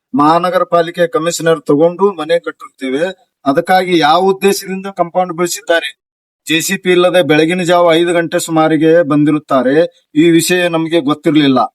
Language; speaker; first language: Kannada; native; Kannada